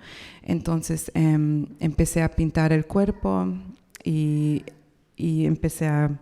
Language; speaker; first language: Spanish; non-native, learner; English